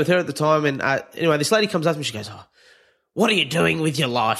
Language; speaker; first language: English; native; English